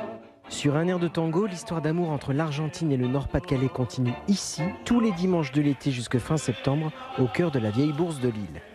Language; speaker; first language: French; native; French